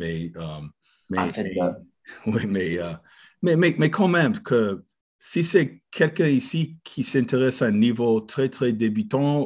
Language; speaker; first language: French; non-native, fluent; English